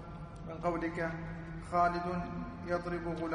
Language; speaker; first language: Arabic; native; Arabic